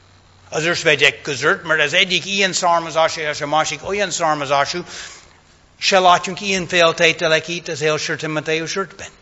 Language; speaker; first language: Hungarian; non-native, fluent; English